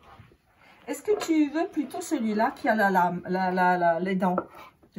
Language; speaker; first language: French; non-native, fluent; Italian